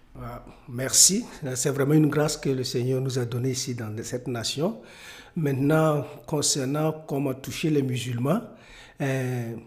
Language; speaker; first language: French; non-native, local second language; Mossi